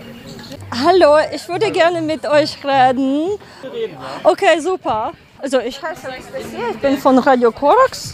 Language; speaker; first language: German; non-native, learner; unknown